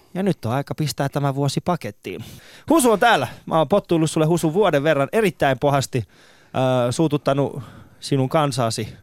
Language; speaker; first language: Finnish; early bilingual, other home language; Persian